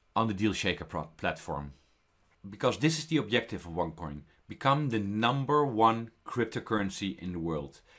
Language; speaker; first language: English; non-native, fluent; Dutch